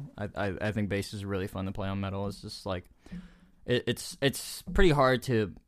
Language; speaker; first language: English; early bilingual, other home language; Spanish